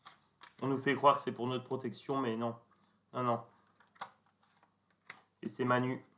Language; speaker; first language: French; native; French